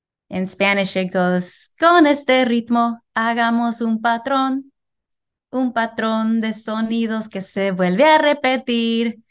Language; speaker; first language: Spanish; early bilingual, heritage; Spanish